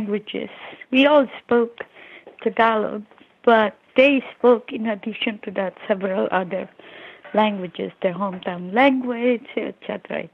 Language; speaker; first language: English; non-native, local second language; Filipino